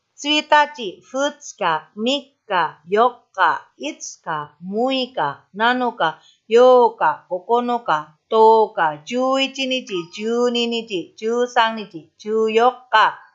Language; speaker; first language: Japanese; non-native, fluent; Indonesian